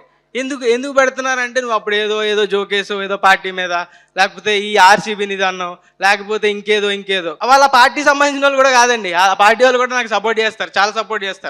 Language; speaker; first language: Telugu; native; Telugu